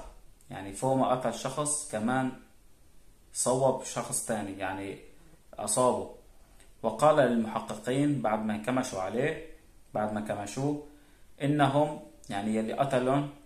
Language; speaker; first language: Arabic; native; Arabic